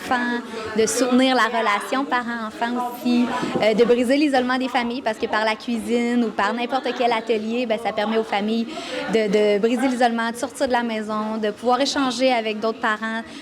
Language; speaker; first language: French; native; French